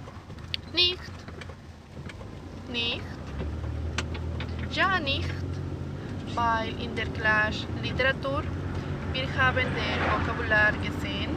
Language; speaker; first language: German; non-native, learner; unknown